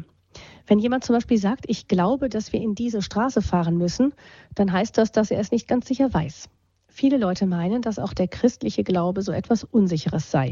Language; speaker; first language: German; native; German